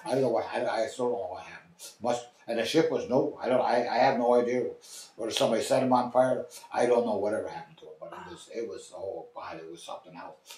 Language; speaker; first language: English; native; English